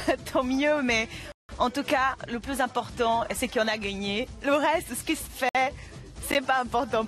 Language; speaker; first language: French; non-native, fluent; Portuguese